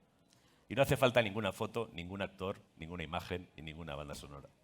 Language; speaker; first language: Spanish; native; Spanish